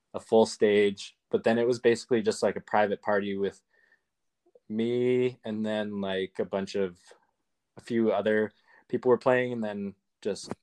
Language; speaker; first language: English; native; English